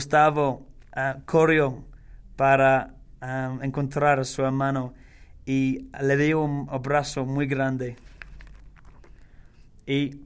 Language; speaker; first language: Spanish; non-native, learner; English